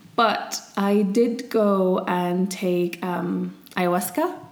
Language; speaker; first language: English; early bilingual, heritage; Arabic